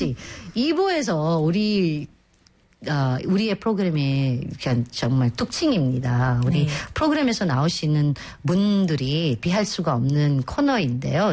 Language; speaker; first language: Korean; native; Korean